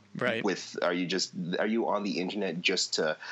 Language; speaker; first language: English; native; English